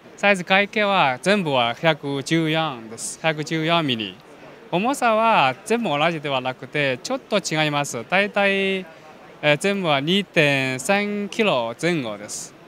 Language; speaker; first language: Japanese; non-native, fluent; Chinese